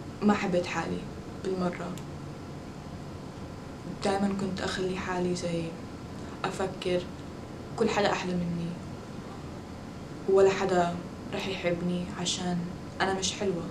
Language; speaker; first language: Arabic; early bilingual, heritage; Arabic